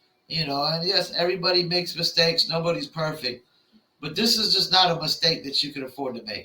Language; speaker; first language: English; native; English